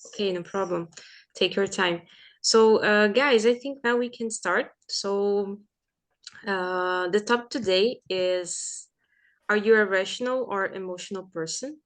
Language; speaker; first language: English; non-native, fluent; Portuguese